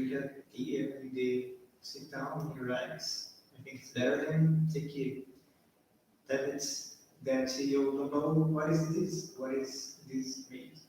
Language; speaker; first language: English; non-native, learner; Portuguese